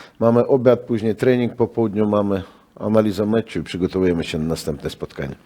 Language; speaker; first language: Polish; non-native, fluent; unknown